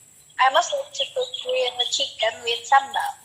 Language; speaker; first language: English; non-native, learner; Indonesian